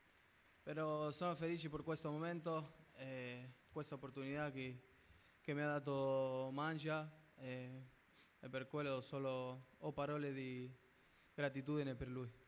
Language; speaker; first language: Italian; non-native, fluent; Spanish